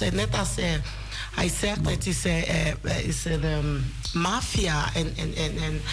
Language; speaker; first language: Dutch; non-native, learner; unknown